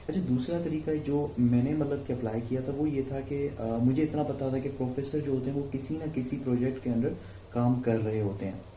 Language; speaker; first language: Urdu; non-native, local second language; Sindhi